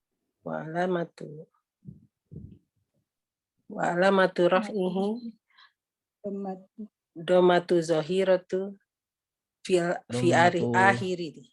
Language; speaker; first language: Arabic; non-native, learner; Indonesian